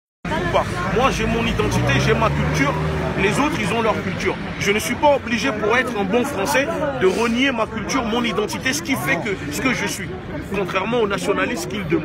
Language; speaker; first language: French; native; French